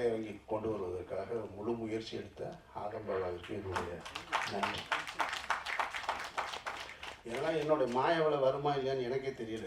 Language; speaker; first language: Tamil; native; Tamil